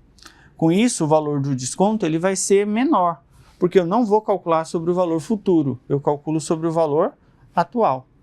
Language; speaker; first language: Portuguese; native; Portuguese